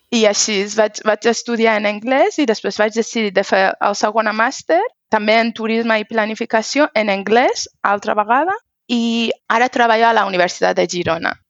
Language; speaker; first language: Catalan; non-native, fluent; Persian